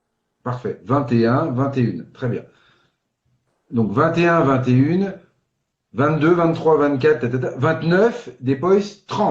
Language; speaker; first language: French; non-native, fluent; Portuguese